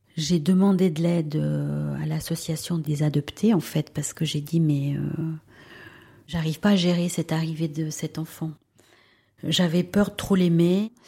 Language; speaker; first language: French; early bilingual, other home language; Spanish